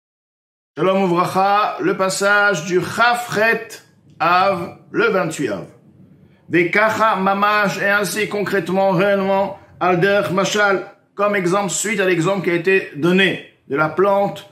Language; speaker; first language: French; native; French